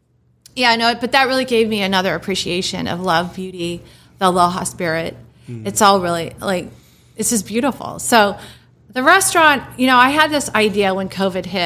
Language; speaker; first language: English; native; English